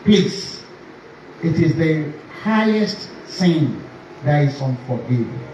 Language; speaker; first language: English; non-native, local second language; Yoruba